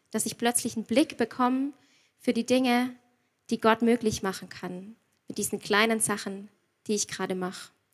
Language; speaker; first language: German; native; German